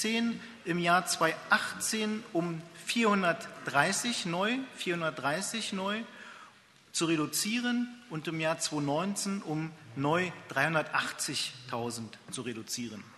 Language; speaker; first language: German; native; German